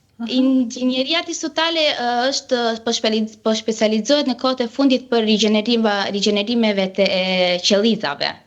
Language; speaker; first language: Albanian; early bilingual, heritage; Albanian